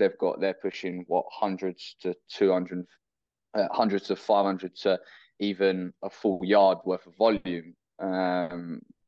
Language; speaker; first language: English; native; English